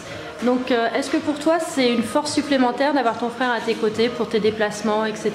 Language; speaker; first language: French; native; French